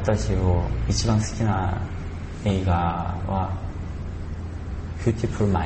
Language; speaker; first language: Japanese; non-native, learner; Korean